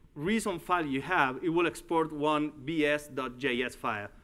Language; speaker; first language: English; non-native, fluent; Spanish